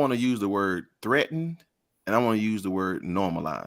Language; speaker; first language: English; native; English